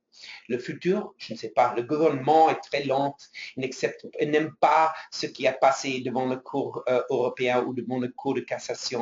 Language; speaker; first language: French; non-native, fluent; English